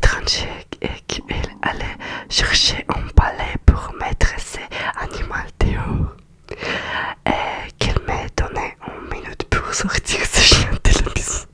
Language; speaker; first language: French; non-native, learner; Russian